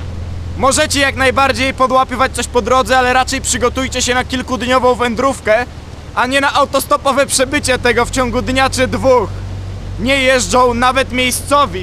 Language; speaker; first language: Polish; native; Polish